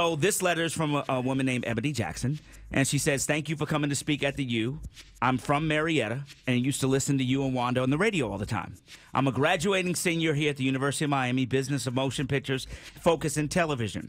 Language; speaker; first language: English; native; English